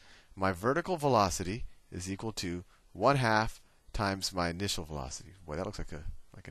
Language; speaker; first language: English; native; English